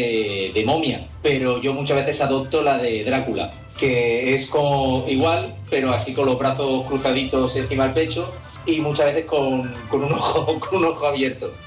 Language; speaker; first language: Spanish; native; Spanish